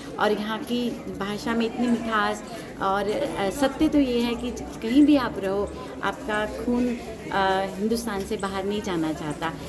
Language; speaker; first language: Hindi; native; Hindi